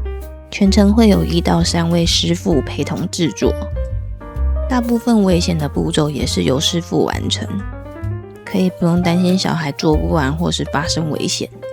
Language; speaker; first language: Chinese; native; Chinese